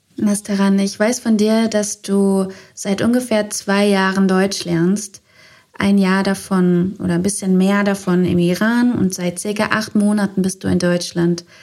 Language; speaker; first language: German; native; German